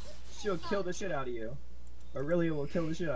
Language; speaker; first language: English; native; English